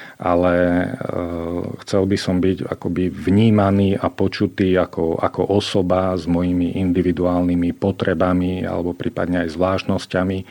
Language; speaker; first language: Slovak; native; Slovak